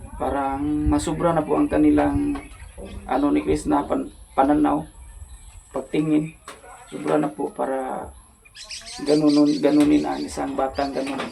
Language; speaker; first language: Filipino; non-native, local second language; Cebuano